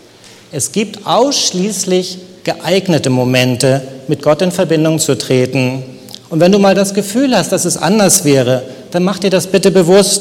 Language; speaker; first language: German; native; German